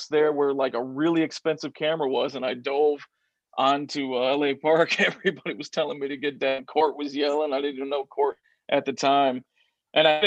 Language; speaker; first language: English; native; English